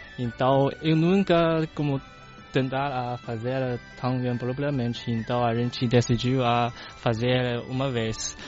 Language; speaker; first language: Portuguese; non-native, learner; Chinese